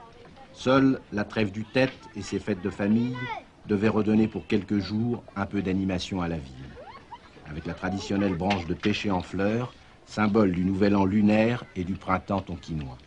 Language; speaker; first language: French; native; French